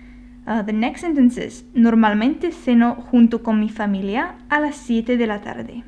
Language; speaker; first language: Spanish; non-native, fluent; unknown